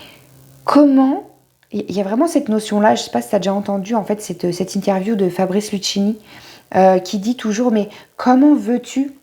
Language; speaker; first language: French; native; French